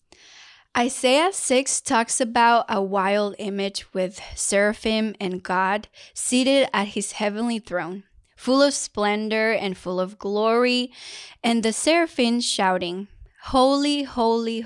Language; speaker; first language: English; non-native, fluent; Spanish